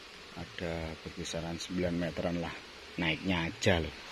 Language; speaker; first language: Indonesian; non-native, local second language; Javanese